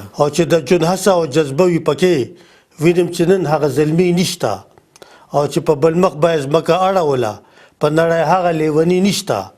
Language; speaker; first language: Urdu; non-native, local second language; Pashto